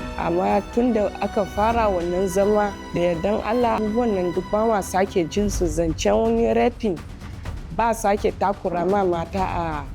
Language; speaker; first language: Hausa; non-native, local second language; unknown